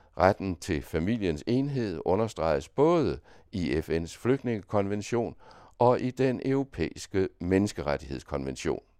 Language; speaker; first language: Danish; native; Danish